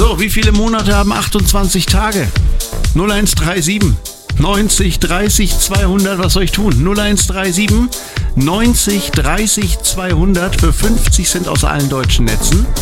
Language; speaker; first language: German; native; German